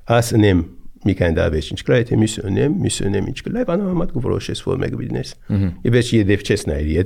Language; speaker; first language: Armenian; early bilingual, heritage; Armenian